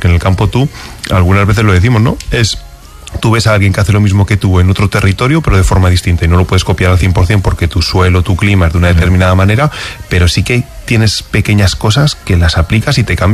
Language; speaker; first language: Spanish; native; Spanish